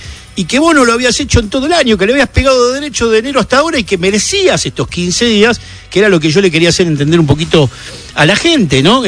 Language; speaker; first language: Spanish; native; Spanish